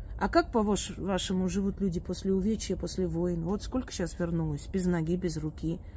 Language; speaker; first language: Russian; native; Russian